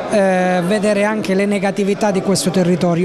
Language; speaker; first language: Italian; native; Italian